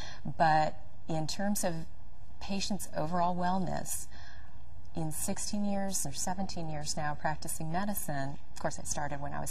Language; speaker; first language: English; native; English